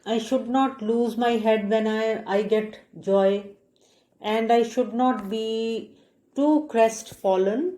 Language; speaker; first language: English; non-native, local second language; Punjabi